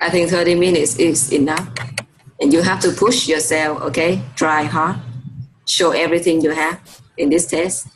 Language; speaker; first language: English; non-native, fluent; Vietnamese